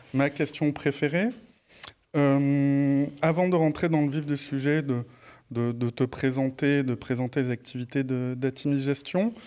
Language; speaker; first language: French; native; French